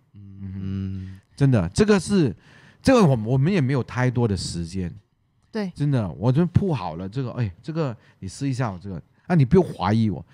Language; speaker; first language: Chinese; non-native, local second language; Cantonese